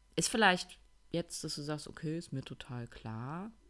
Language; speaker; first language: German; native; German